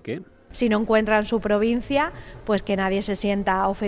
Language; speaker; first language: Spanish; native; Spanish